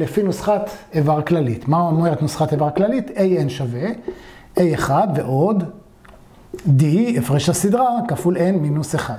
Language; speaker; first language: Hebrew; native; Hebrew